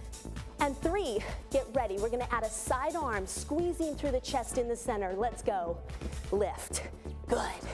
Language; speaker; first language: English; native; English